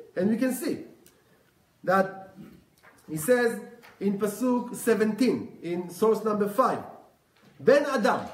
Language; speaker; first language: English; non-native, fluent; Hebrew